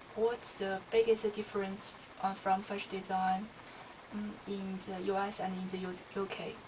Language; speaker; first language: English; non-native, learner; Chinese